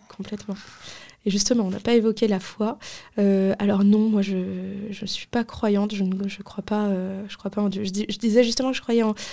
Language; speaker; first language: French; native; French